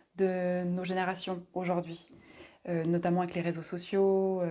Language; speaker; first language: French; native; French